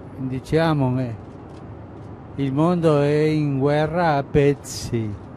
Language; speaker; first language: Italian; non-native, fluent; Spanish